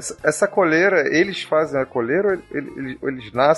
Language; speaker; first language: Portuguese; native; Portuguese